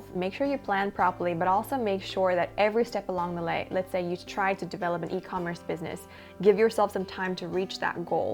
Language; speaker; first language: English; early bilingual, other home language; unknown